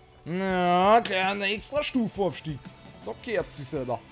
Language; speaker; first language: German; native; German